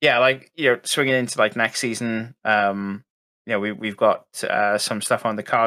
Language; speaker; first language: English; native; English